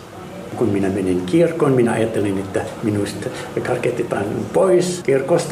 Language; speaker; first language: Finnish; non-native, fluent; Arabic